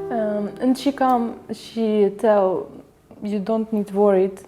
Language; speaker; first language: English; non-native, learner; Ukrainian